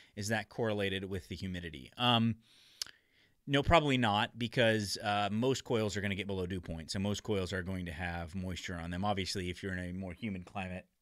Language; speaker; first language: English; native; English